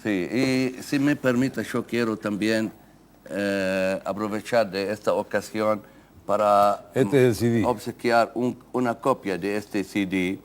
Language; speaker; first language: Spanish; non-native, fluent; Arabic